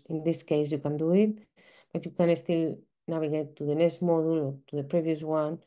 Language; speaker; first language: English; non-native, fluent; Spanish